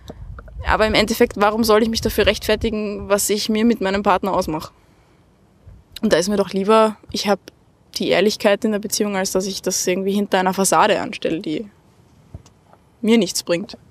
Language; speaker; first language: German; native; German